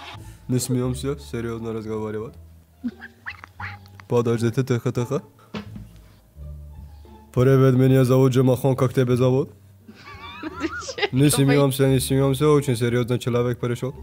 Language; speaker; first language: Russian; non-native, learner; Tajik